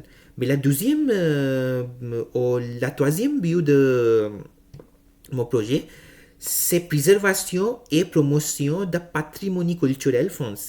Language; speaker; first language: French; non-native, learner; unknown